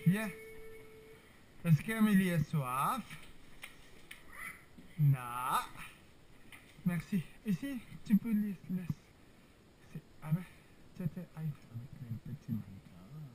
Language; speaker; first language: French; non-native, learner; Spanish